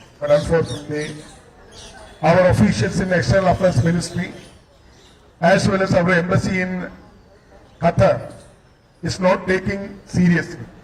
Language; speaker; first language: English; non-native, local second language; Malayalam